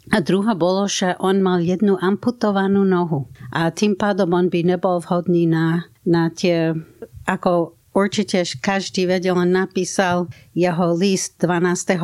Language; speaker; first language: Slovak; non-native, fluent; English